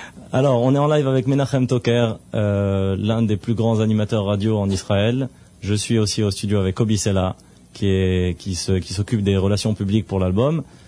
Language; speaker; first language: French; native; French